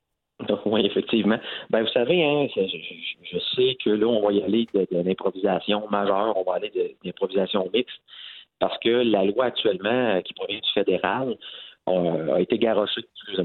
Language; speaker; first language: French; native; French